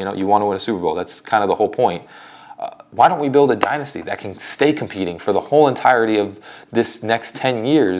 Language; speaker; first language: English; native; English